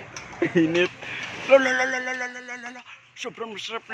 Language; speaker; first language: Filipino; non-native, local second language; Cebuano